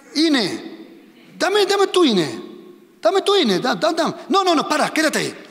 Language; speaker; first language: Spanish; early bilingual, heritage; Spanish